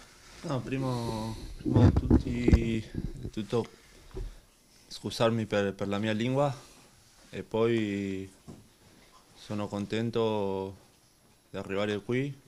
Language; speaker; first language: Italian; non-native, learner; Spanish